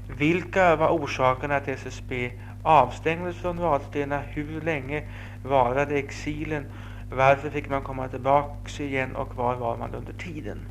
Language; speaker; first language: Swedish; native; Swedish